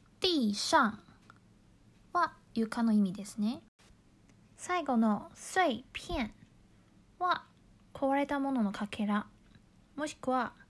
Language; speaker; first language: Japanese; non-native, fluent; Chinese